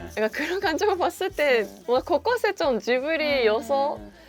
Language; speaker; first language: Korean; non-native, fluent; Japanese